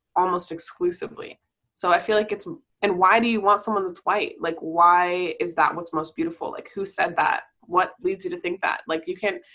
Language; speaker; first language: English; native; English